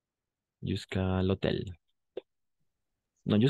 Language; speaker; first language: French; non-native, fluent; Spanish